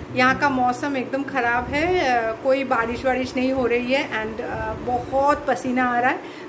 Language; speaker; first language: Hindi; non-native, local second language; Bangla